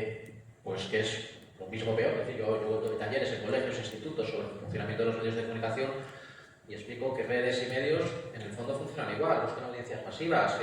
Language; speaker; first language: Spanish; native; Spanish